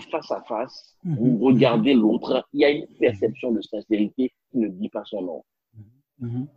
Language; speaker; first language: French; non-native, local second language; Spanish